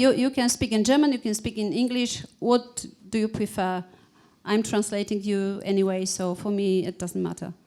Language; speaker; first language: English; non-native, fluent; Polish